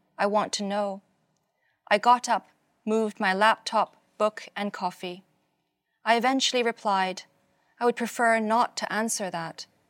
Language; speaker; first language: English; non-native, local second language; Cantonese